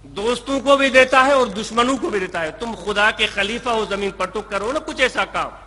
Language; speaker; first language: Urdu; non-native, local second language; Sindhi